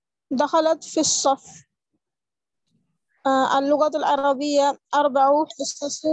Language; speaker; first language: Arabic; non-native, learner; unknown